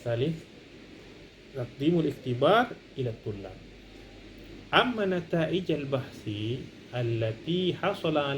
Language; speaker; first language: Arabic; non-native, fluent; Indonesian